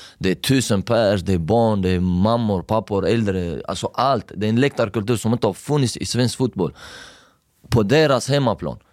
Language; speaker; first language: Swedish; early bilingual, other home language; Persian